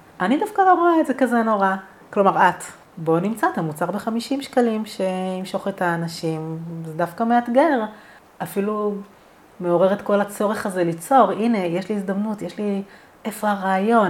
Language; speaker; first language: Hebrew; native; Hebrew